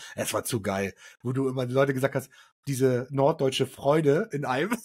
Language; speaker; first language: German; early bilingual, other home language; Arabic